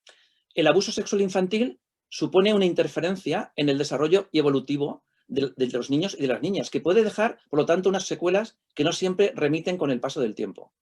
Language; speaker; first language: Spanish; native; Spanish